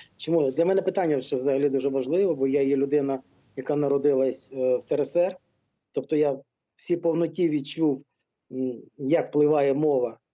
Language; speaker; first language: Ukrainian; non-native, local second language; Russian